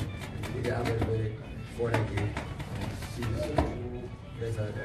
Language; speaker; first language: German; non-native, learner; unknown